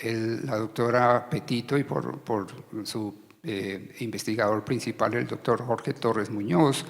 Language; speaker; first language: Spanish; native; Spanish